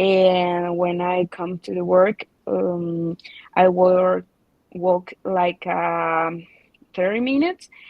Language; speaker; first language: English; non-native, learner; Spanish